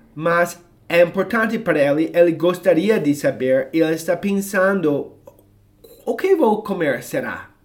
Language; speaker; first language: Portuguese; non-native, fluent; English